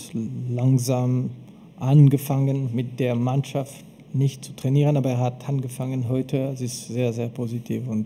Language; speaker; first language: German; non-native, local second language; French